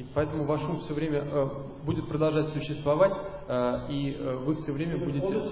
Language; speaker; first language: Russian; native; Russian